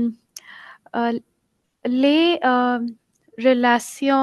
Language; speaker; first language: English; non-native, learner; Hindi